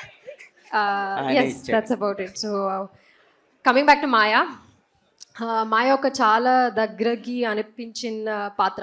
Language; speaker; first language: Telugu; non-native, learner; Malayalam